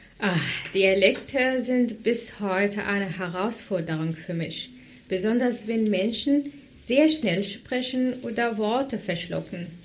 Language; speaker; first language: German; non-native, fluent; Arabic